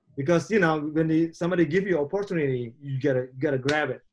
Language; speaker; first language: English; non-native, learner; Indonesian